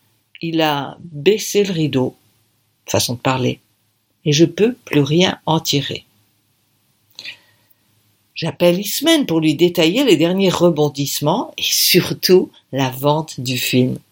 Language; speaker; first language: French; native; French